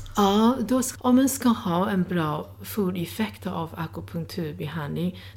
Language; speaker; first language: Swedish; non-native, fluent; Chinese